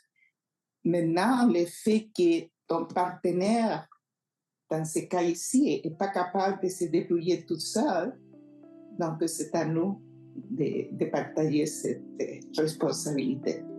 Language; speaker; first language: French; non-native, fluent; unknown